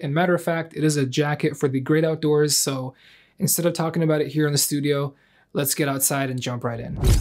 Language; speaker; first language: English; native; English